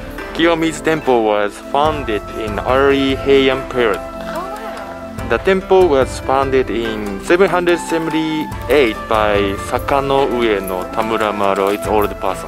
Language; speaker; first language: English; non-native, learner; Japanese